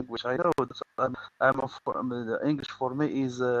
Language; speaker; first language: English; non-native, learner; Arabic